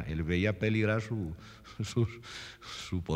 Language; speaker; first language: Spanish; native; Spanish